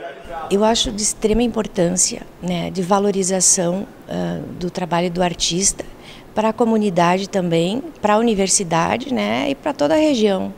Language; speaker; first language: Portuguese; native; Portuguese